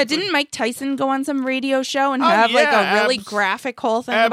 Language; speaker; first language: English; native; English